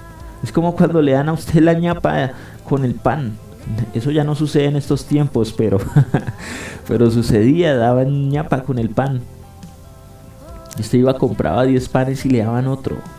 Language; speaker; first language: Spanish; native; Spanish